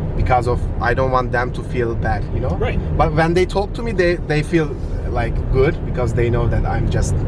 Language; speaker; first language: English; non-native, learner; Turkish